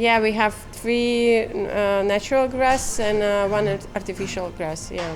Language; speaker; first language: English; non-native, fluent; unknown